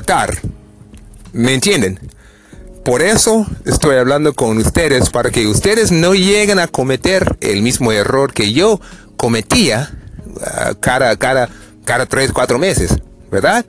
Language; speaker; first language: Spanish; non-native, fluent; English